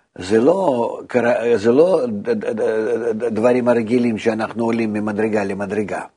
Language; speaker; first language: Hebrew; non-native, fluent; Russian